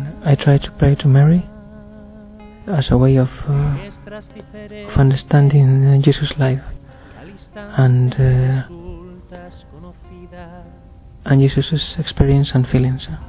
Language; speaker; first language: English; non-native, fluent; Spanish